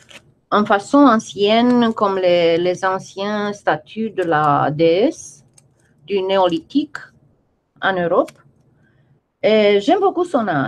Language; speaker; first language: French; non-native, fluent; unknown